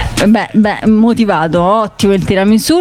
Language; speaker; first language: Italian; native; Italian